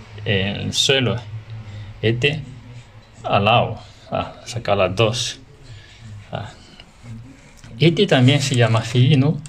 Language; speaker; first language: Spanish; non-native, learner; Chinese